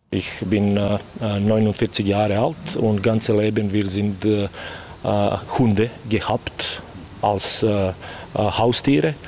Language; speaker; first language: German; non-native, learner; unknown